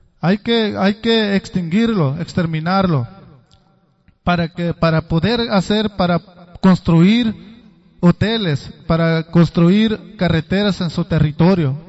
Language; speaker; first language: Spanish; non-native, local second language; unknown